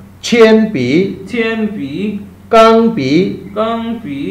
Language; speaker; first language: Chinese; non-native, fluent; Bangla